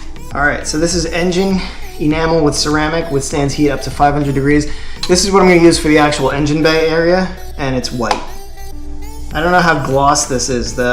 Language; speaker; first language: English; native; English